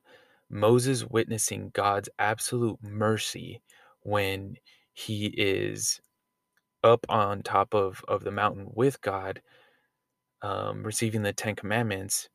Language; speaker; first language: English; native; English